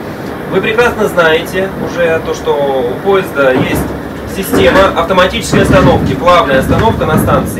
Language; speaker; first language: Russian; native; Russian